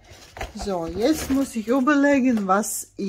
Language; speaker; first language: German; non-native, fluent; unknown